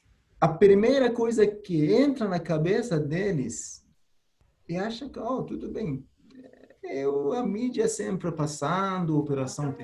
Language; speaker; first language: Portuguese; non-native, fluent; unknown